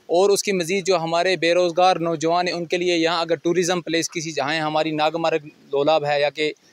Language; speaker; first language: Urdu; non-native, local second language; Kashmiri